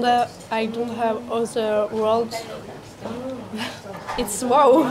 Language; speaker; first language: English; non-native, learner; French